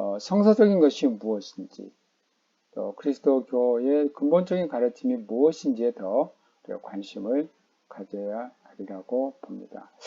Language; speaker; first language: Korean; native; Korean